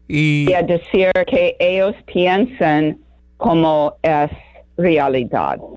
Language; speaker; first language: Spanish; non-native, learner; English